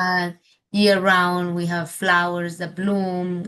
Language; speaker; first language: English; non-native, fluent; Spanish